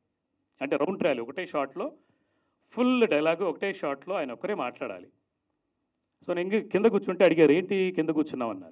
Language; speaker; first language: Telugu; native; Telugu